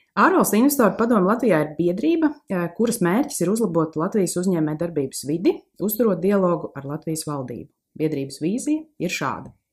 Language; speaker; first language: Latvian; native; Latvian